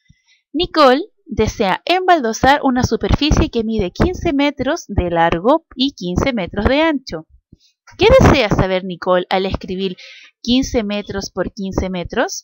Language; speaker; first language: Spanish; native; Spanish